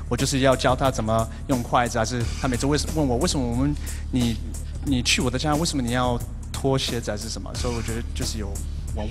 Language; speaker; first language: Chinese; non-native, fluent; English